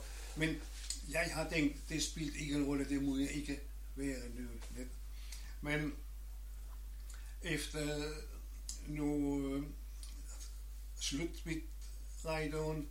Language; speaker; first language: Danish; non-native, learner; German